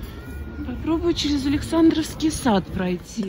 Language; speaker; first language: Russian; native; Russian